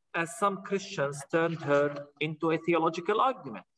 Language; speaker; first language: English; non-native, fluent; Arabic